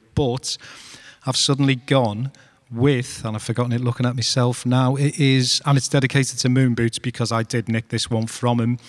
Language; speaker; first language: English; native; English